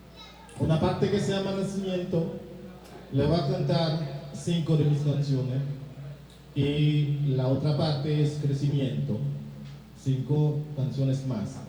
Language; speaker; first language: Spanish; non-native, fluent; Haitian Creole